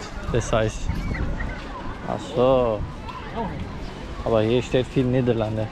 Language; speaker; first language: German; non-native, learner; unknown